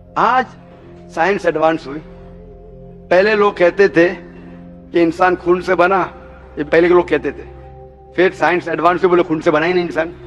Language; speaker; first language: Hindi; non-native, local second language; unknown